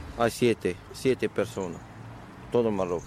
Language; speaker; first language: Spanish; non-native, learner; Arabic